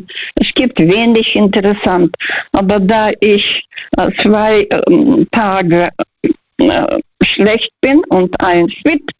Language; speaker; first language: German; early bilingual, heritage; Russian